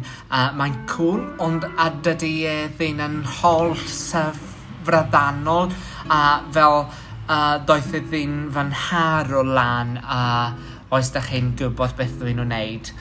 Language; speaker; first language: Welsh; non-native, fluent; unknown